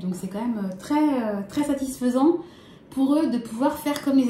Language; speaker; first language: French; native; French